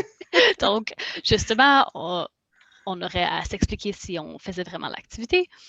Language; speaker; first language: French; native; French